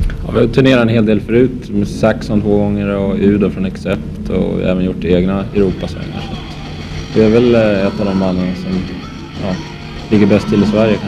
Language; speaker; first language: Swedish; native; Swedish